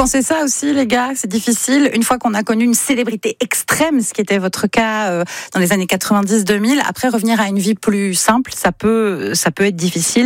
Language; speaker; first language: French; native; French